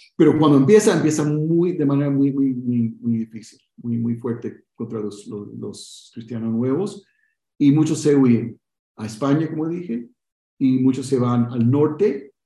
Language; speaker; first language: Spanish; early bilingual, heritage; Spanish